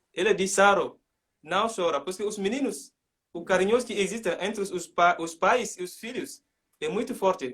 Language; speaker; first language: Portuguese; non-native, learner; Mandingo